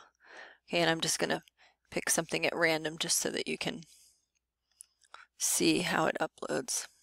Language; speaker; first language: English; native; English